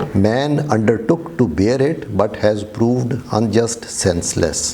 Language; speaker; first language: English; non-native, local second language; Urdu